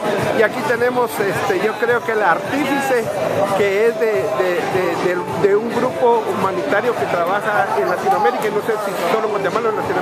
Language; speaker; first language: Spanish; native; Spanish